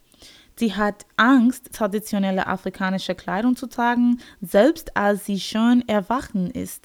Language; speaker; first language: German; non-native, learner; English